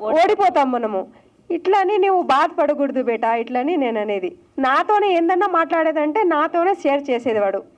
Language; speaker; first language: Telugu; non-native, local second language; Lambadi